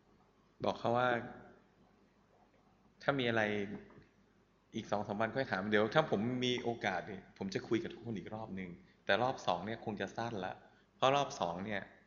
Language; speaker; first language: Thai; native; Thai